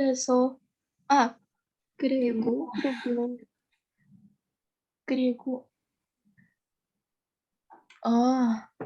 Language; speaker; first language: Korean; non-native, learner; Russian